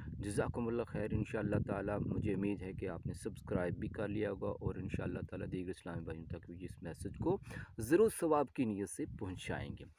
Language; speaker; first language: Urdu; non-native, local second language; Gujari